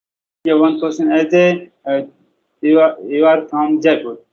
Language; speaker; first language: English; non-native, learner; Hindi